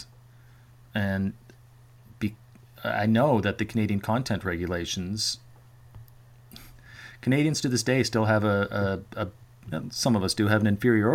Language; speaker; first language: English; native; English